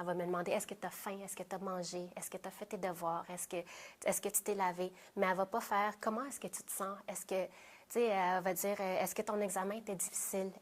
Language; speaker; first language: French; early bilingual, other home language; Vietnamese